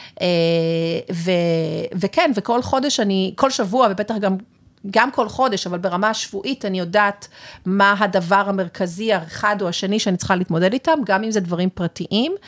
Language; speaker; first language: Hebrew; native; Hebrew